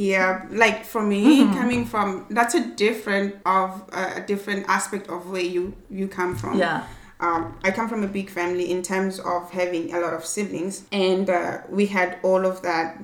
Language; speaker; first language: English; non-native, local second language; Swati